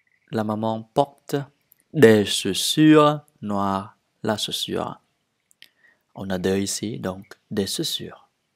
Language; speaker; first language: French; non-native, fluent; Vietnamese